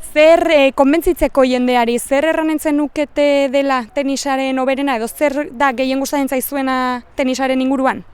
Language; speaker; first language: Basque; native; Basque